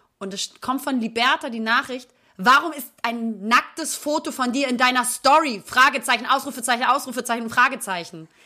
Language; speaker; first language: German; native; German